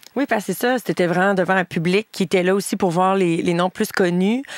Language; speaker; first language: French; native; French